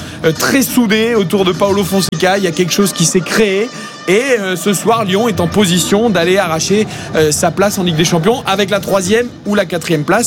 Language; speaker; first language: French; native; French